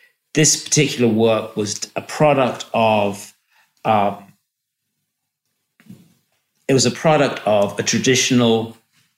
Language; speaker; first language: English; native; English